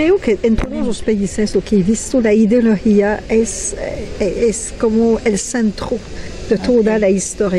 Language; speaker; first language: Spanish; non-native, fluent; French